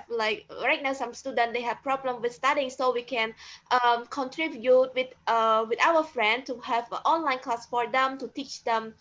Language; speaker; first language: English; non-native, learner; Khmer